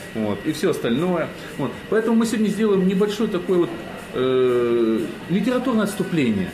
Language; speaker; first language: Russian; native; Russian